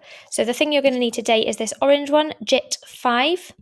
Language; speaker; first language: English; native; English